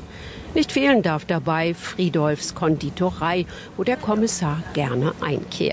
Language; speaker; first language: German; native; German